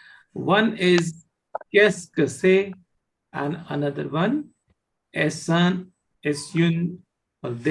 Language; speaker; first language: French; non-native, fluent; Hindi